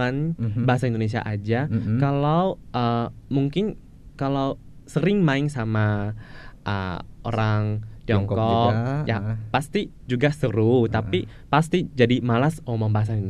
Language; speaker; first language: Indonesian; non-native, fluent; Chinese